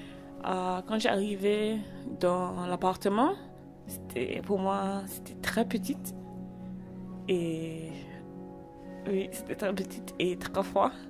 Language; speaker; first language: French; non-native, learner; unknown